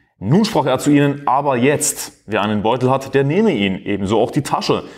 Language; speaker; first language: German; native; German